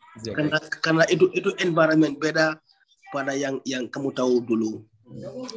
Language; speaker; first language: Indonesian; non-native, learner; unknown